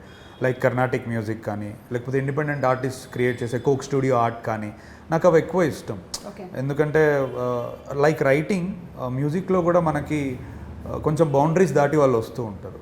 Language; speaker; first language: Telugu; native; Telugu